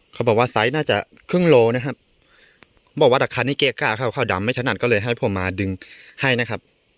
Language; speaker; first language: Thai; non-native, local second language; S'gaw Karen